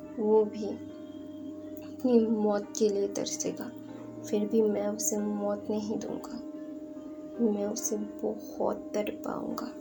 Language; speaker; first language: Hindi; non-native, local second language; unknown